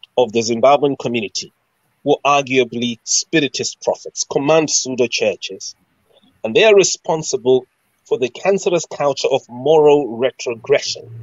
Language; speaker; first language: English; non-native, local second language; Shona